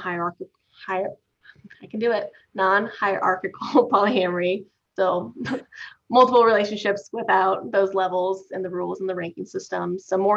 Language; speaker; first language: English; native; English